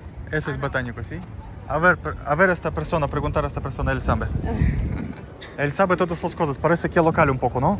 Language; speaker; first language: Spanish; non-native, learner; Russian